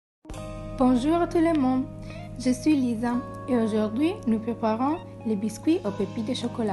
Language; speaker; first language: French; non-native, learner; Italian